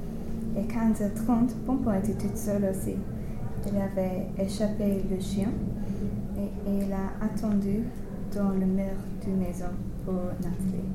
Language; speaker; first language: French; non-native, learner; English